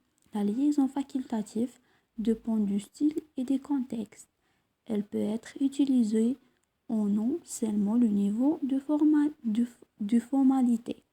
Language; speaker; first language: French; non-native, local second language; Arabic